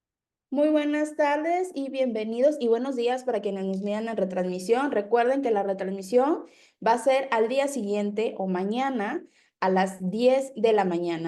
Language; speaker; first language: Spanish; native; Spanish